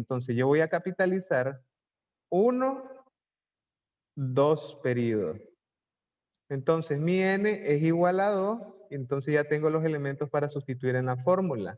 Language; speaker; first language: Spanish; native; Spanish